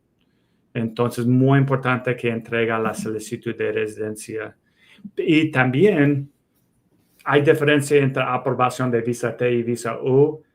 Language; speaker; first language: Spanish; non-native, fluent; English